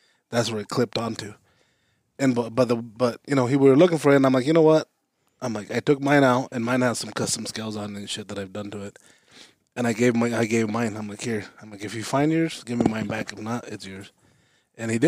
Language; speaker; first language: English; early bilingual, other home language; Spanish